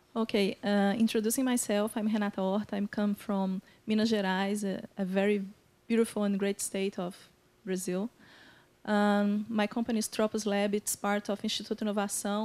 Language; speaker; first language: English; non-native, fluent; Portuguese